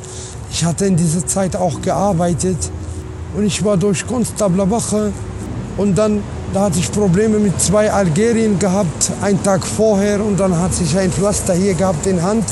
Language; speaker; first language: German; non-native, learner; Arabic